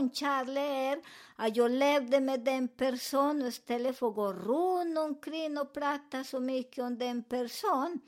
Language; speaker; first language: Swedish; non-native, learner; Spanish